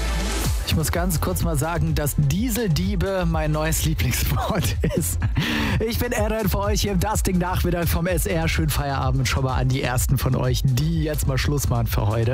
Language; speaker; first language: German; native; German